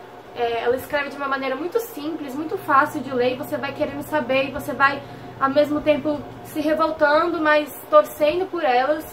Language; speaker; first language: Portuguese; native; Portuguese